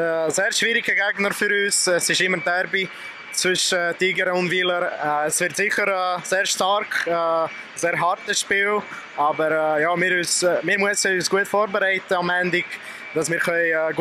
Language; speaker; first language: German; non-native, fluent; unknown